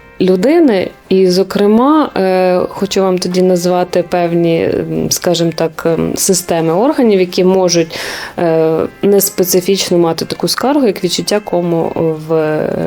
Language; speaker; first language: Ukrainian; native; Ukrainian